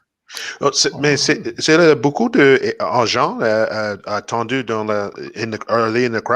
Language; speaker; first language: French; non-native, learner; English